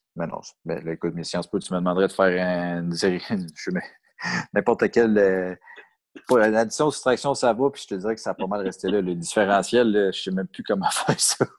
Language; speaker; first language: French; native; French